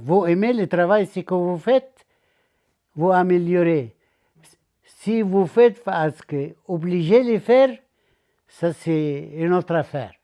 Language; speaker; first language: French; non-native, learner; Arabic